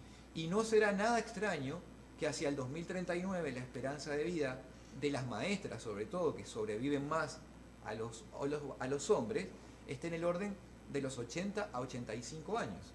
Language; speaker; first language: Spanish; native; Spanish